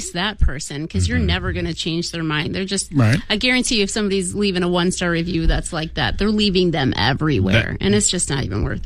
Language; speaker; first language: English; native; English